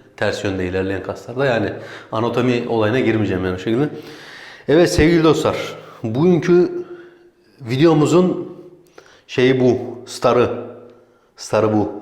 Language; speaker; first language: Turkish; native; Turkish